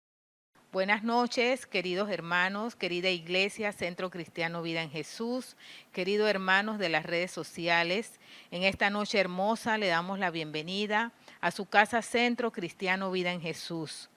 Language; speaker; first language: Spanish; native; Spanish